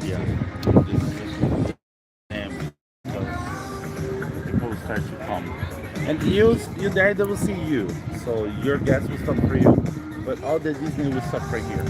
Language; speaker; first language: English; non-native, fluent; Portuguese